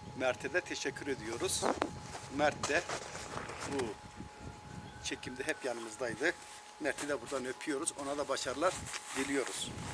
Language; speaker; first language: Turkish; non-native, local second language; Zaza